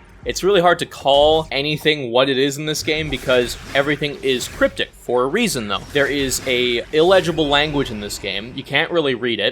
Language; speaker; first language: English; native; English